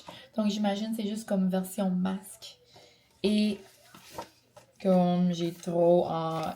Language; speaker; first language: French; native; French